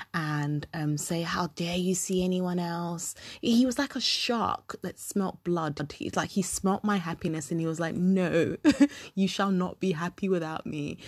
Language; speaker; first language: English; early bilingual, other home language; Yoruba